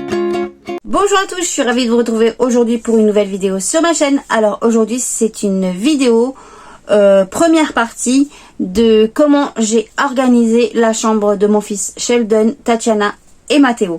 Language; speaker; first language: French; native; French